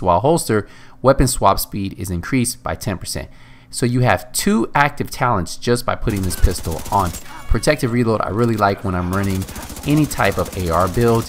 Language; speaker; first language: English; native; English